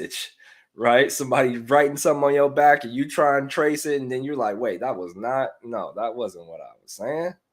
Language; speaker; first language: English; native; English